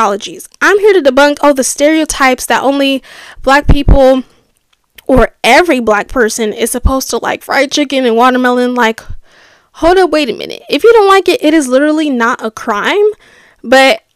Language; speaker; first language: English; native; English